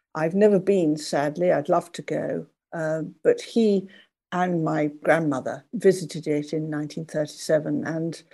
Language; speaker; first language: English; native; English